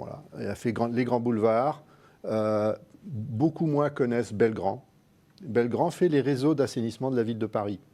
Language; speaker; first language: French; native; French